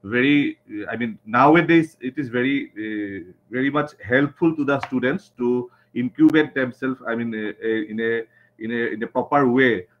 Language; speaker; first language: English; non-native, local second language; Assamese